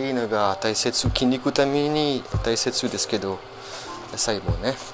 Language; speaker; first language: Japanese; non-native, learner; French